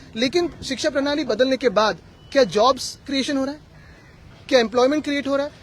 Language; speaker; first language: Hindi; non-native, local second language; Marathi